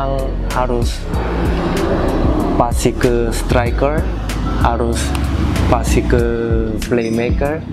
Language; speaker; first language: Indonesian; non-native, learner; Korean